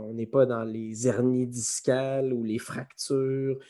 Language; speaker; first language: French; native; French